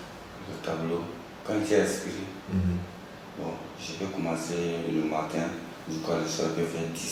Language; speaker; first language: French; non-native, local second language; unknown